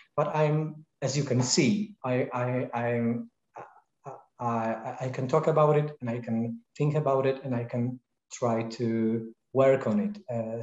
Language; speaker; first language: English; non-native, fluent; Polish